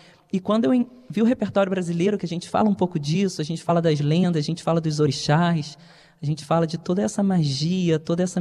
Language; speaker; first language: Portuguese; native; Portuguese